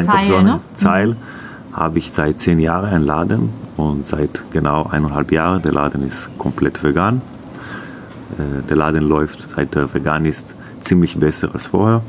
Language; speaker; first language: German; non-native, learner; Hebrew